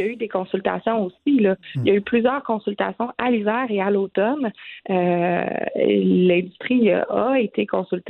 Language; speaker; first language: French; native; French